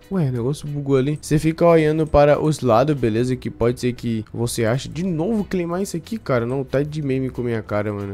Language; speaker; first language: Portuguese; native; Portuguese